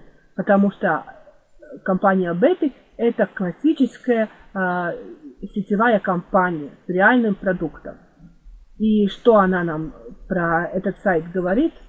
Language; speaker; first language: Russian; non-native, fluent; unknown